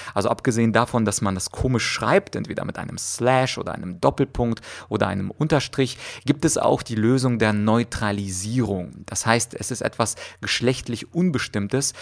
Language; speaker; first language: German; early bilingual, other home language; Russian